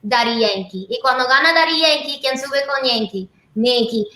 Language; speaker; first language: Spanish; early bilingual, heritage; Spanish